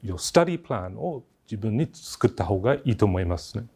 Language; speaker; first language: Japanese; non-native, fluent; English